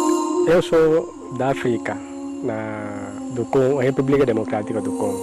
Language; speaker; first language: Portuguese; non-native, learner; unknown